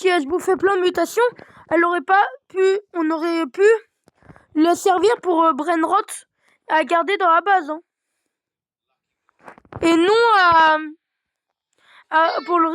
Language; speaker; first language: French; native; French